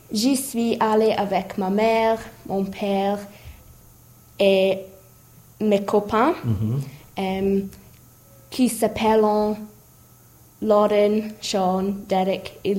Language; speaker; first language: French; non-native, learner; English